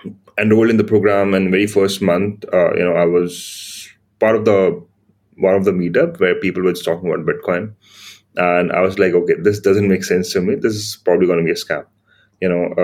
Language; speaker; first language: English; non-native, local second language; Hindi